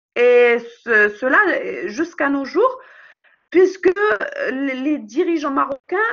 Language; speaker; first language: French; non-native, local second language; Arabic